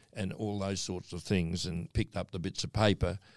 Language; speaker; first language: English; native; English